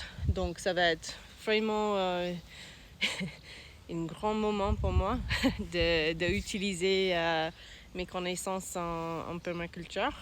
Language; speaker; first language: French; non-native, learner; English